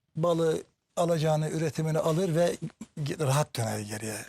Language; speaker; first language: Turkish; native; Turkish